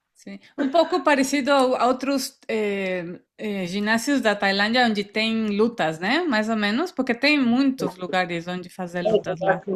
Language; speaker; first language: Portuguese; non-native, fluent; Spanish